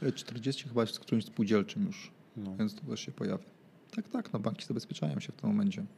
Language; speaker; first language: Polish; native; Polish